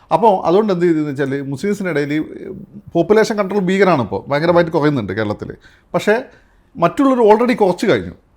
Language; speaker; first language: Malayalam; native; Malayalam